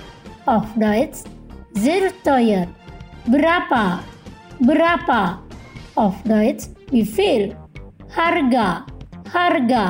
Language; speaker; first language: German; non-native, fluent; Indonesian